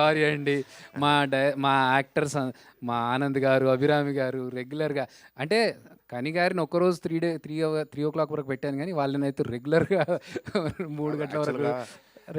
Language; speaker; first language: Telugu; native; Telugu